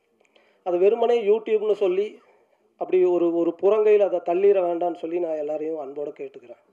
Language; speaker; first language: Tamil; native; Tamil